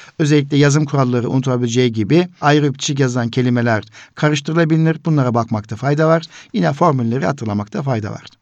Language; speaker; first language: Turkish; native; Turkish